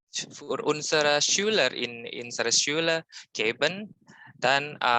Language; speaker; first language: German; non-native, learner; Indonesian